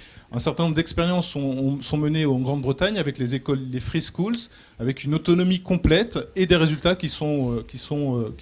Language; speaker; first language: French; native; French